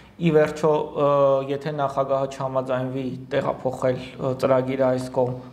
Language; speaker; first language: Armenian; native; Armenian